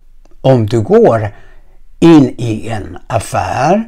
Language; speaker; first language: Swedish; non-native, fluent; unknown